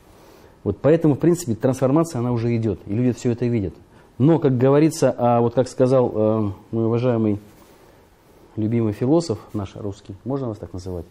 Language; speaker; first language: Russian; native; Russian